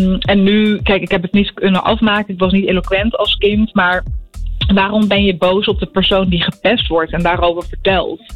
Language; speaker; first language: Dutch; early bilingual, other home language; Arabic